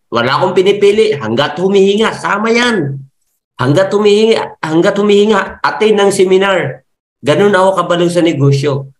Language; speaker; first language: Filipino; non-native, local second language; Masbatenyo